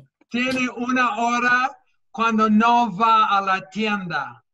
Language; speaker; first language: Spanish; non-native, fluent; English